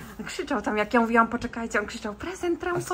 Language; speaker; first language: Polish; native; Polish